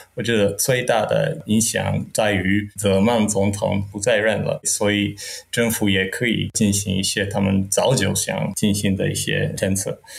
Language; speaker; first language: Chinese; non-native, fluent; Czech